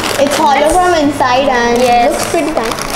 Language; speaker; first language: English; non-native, local second language; Hindi